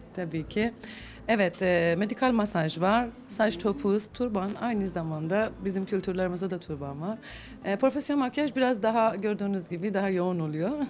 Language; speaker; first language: Turkish; non-native, fluent; Persian